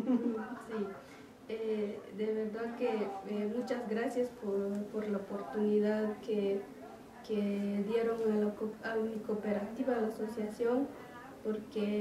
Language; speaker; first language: Spanish; non-native, local second language; Kaqchikel